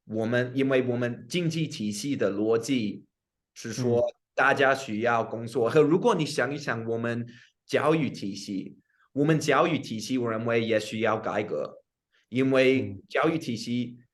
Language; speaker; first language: Chinese; non-native, fluent; English